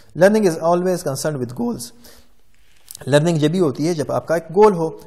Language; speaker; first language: Urdu; non-native, local second language; Pashto